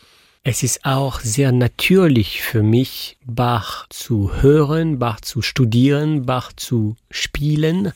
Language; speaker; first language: German; non-native, fluent; French